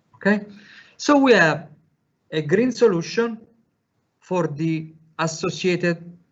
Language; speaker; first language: English; non-native, fluent; Italian